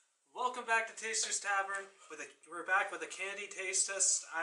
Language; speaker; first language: English; native; English